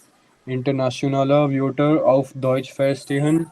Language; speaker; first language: German; non-native, fluent; Hindi